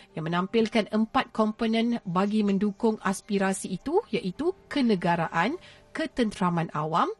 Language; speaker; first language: Malay; native; Malay